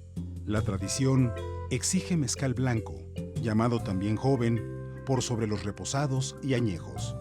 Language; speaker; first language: Spanish; native; Spanish